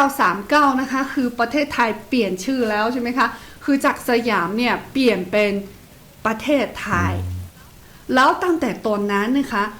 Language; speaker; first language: Thai; non-native, fluent; Chinese